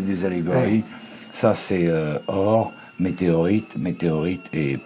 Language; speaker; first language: French; native; French